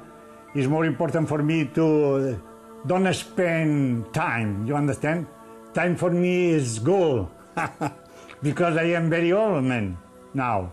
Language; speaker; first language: English; non-native, learner; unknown